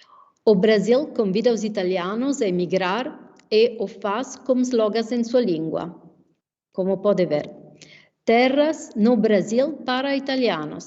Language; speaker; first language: Portuguese; non-native, fluent; Italian